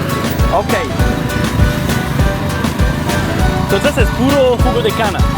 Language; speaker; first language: Spanish; non-native, learner; French